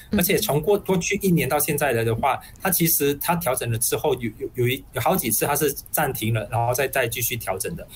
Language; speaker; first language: Chinese; native; Chinese